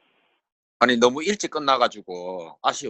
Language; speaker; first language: Korean; native; Korean